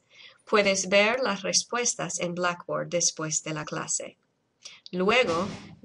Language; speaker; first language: Spanish; non-native, fluent; English